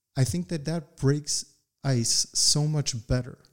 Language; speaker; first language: English; native; English